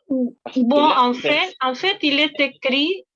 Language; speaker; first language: French; non-native, fluent; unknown